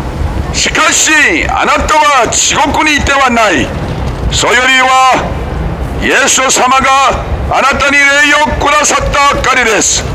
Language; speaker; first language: Japanese; non-native, learner; Korean